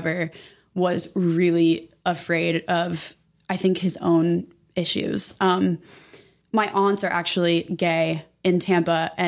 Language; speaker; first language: English; native; English